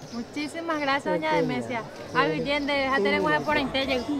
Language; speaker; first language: Spanish; native; Spanish